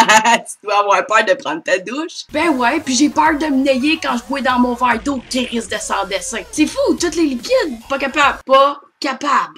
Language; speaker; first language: French; native; French